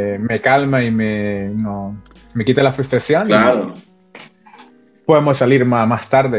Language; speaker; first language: Spanish; early bilingual, heritage; Spanish